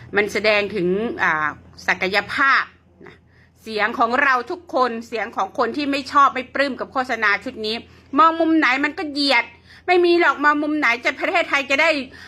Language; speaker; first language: Thai; native; Thai